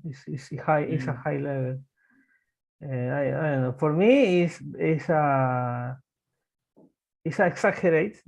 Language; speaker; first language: English; non-native, learner; Spanish